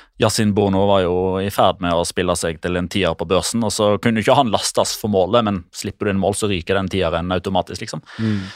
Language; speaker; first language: Norwegian; native; Norwegian